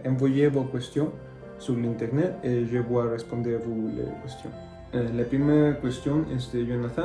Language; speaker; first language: French; non-native, learner; Spanish